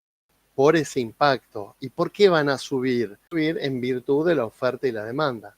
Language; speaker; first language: Spanish; native; Spanish